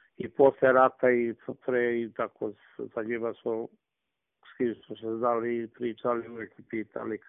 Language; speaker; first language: Serbian; native; Serbian